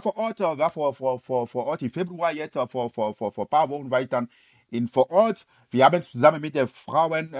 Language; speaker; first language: German; non-native, fluent; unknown